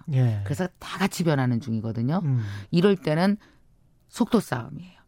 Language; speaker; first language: Korean; native; Korean